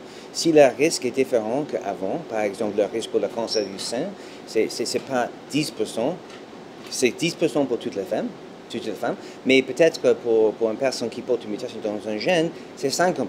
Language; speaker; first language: French; non-native, fluent; English